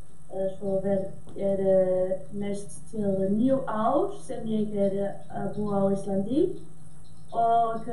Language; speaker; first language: Icelandic; non-native, learner; Portuguese